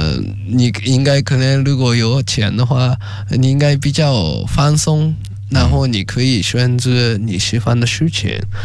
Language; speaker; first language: Chinese; non-native, fluent; Japanese